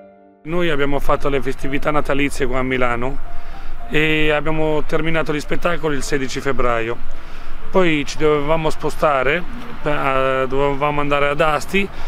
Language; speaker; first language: Italian; native; Italian